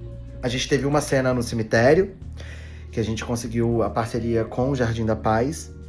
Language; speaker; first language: Portuguese; native; Portuguese